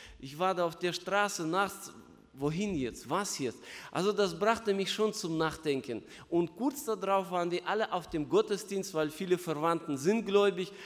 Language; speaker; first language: German; non-native, fluent; Russian